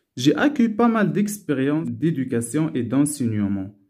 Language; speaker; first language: French; non-native, local second language; Arabic